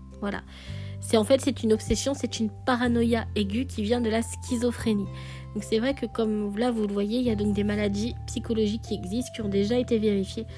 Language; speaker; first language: French; native; French